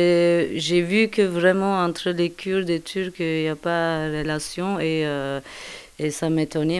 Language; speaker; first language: French; non-native, learner; Turkish